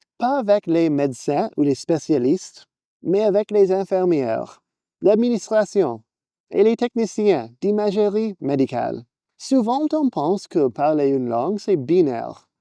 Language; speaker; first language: French; non-native, fluent; English